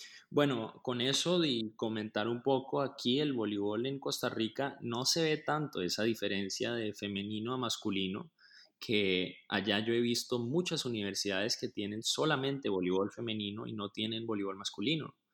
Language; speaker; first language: Spanish; native; Spanish